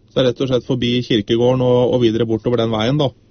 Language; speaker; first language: Norwegian; native; Norwegian